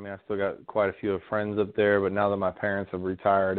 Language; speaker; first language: English; native; English